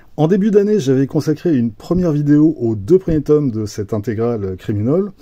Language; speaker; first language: French; native; French